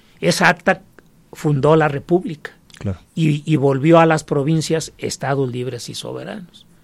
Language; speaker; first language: Spanish; native; Spanish